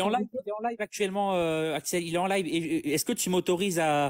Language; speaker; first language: French; native; French